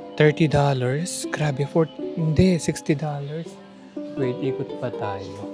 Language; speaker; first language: Filipino; native; Filipino